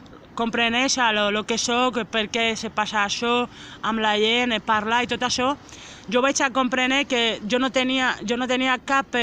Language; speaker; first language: Catalan; non-native, local second language; Spanish